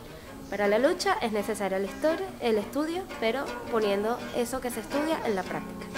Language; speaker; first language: Spanish; native; Spanish